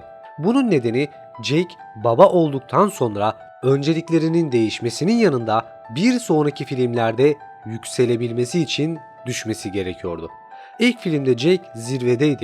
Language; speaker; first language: Turkish; native; Turkish